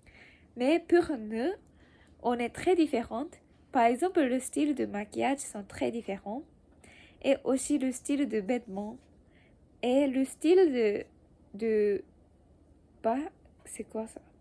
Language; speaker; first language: French; non-native, learner; Japanese